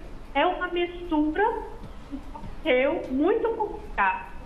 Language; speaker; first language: Portuguese; non-native, fluent; Dutch